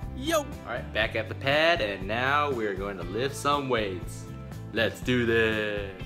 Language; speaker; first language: English; native; English